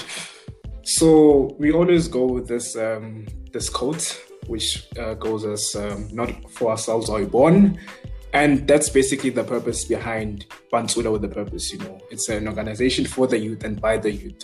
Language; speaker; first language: English; non-native, local second language; Zulu